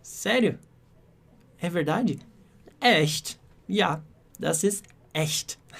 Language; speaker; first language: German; non-native, fluent; Portuguese